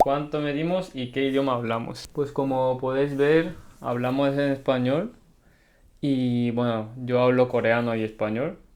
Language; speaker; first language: Spanish; early bilingual, other home language; Korean